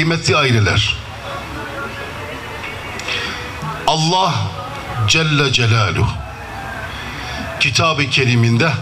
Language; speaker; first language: Turkish; native; Turkish